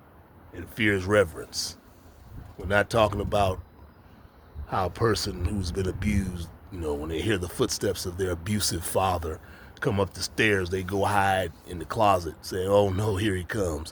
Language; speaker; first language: English; native; English